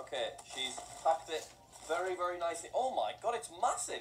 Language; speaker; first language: English; native; English